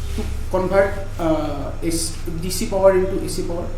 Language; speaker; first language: English; non-native, local second language; Assamese